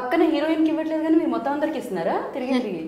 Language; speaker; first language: Telugu; native; Telugu